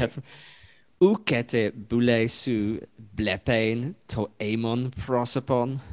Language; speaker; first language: Greek; non-native, learner; English